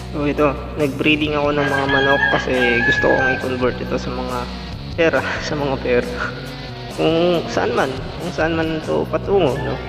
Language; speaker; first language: Filipino; non-native, local second language; Iloko